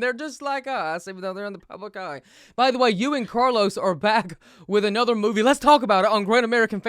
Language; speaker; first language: English; native; English